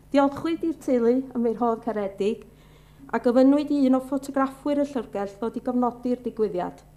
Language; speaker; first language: Welsh; native; Welsh